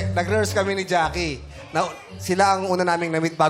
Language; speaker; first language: Filipino; native; Filipino